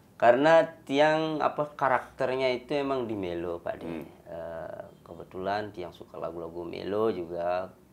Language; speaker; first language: Indonesian; non-native, local second language; Balinese